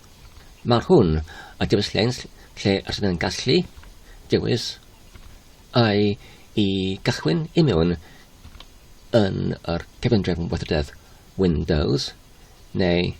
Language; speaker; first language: Welsh; non-native, learner; Polish